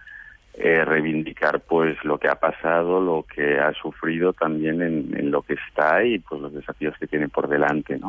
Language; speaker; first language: Spanish; native; Spanish